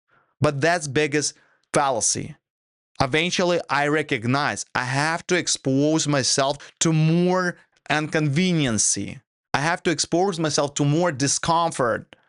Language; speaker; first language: English; non-native, fluent; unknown